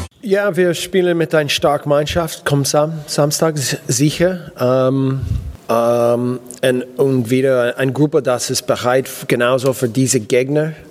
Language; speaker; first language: German; non-native, learner; English